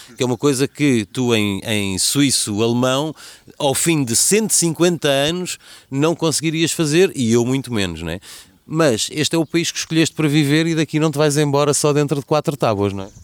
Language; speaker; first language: Portuguese; non-native, fluent; German